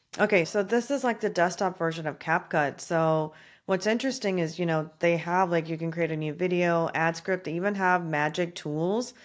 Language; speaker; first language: English; native; English